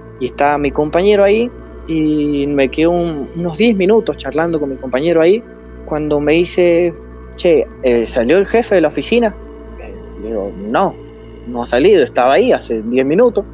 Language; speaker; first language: Spanish; native; Spanish